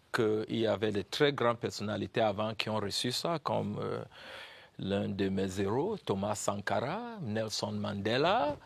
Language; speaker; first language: French; non-native, local second language; English